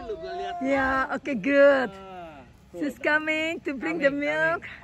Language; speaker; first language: English; non-native, learner; Indonesian